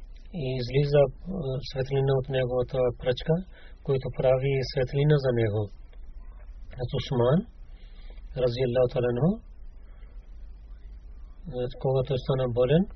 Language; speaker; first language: Bulgarian; non-native, fluent; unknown